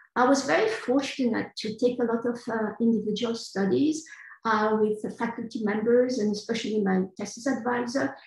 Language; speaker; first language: English; non-native, fluent; French